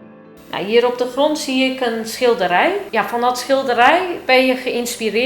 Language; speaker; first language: Dutch; non-native, fluent; Turkish